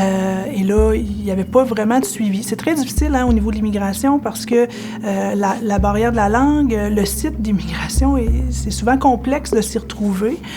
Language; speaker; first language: French; native; French